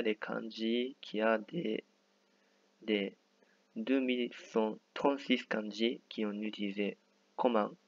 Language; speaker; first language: French; non-native, fluent; Japanese